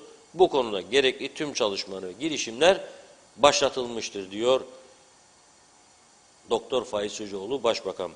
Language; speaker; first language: Turkish; native; Turkish